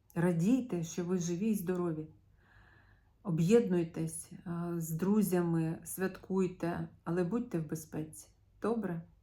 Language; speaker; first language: Ukrainian; non-native, local second language; Russian